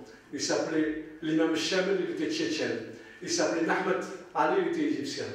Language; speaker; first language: French; non-native, local second language; Arabic